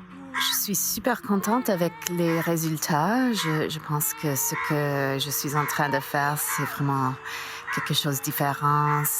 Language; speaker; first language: French; non-native, fluent; English